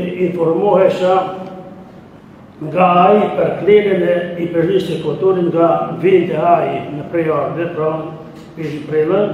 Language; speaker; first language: Albanian; native; Albanian